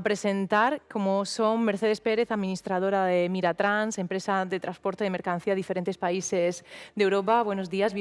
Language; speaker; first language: Spanish; native; Spanish